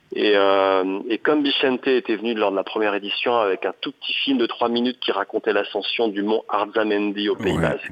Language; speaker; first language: French; native; French